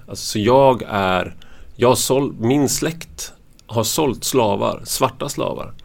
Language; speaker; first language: Swedish; native; Swedish